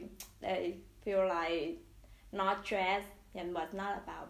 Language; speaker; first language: English; non-native, learner; Vietnamese